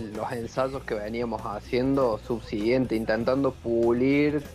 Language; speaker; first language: Spanish; native; Spanish